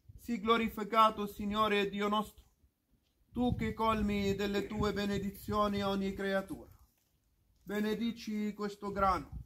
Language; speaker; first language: Italian; non-native, fluent; Arabic